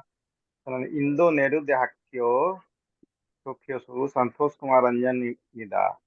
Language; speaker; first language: Korean; non-native, fluent; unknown